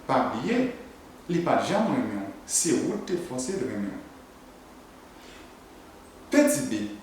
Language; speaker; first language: French; non-native, learner; Haitian Creole